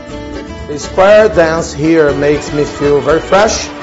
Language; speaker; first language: English; non-native, fluent; Portuguese